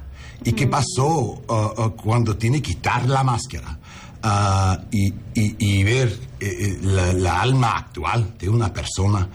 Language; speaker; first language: Spanish; early bilingual, heritage; English